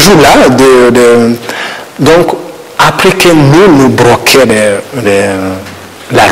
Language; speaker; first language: French; non-native, learner; Kinyarwanda